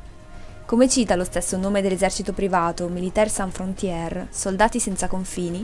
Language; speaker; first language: Italian; native; Italian